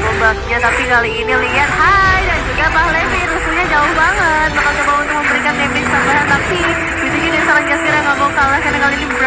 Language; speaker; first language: Indonesian; native; Indonesian